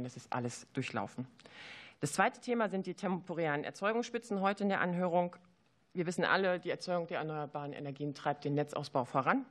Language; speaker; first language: German; native; German